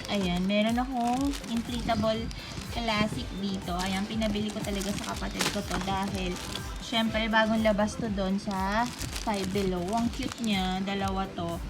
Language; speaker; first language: Filipino; native; Filipino